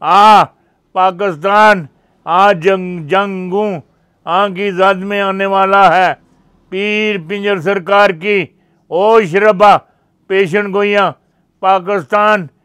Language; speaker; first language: Urdu; non-native, local second language; Punjabi